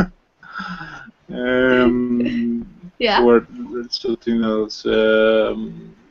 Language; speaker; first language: English; non-native, learner; Spanish